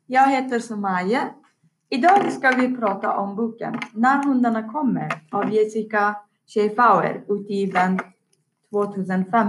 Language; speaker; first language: Swedish; non-native, learner; Persian